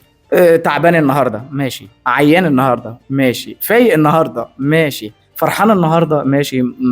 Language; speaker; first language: Arabic; native; Arabic